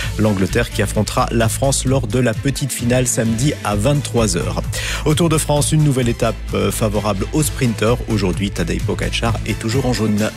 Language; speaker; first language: French; native; French